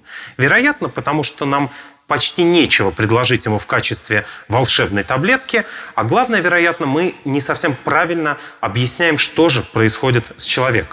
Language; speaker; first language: Russian; native; Russian